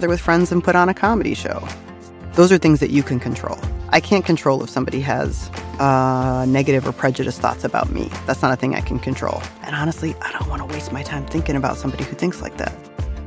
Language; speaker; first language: English; native; English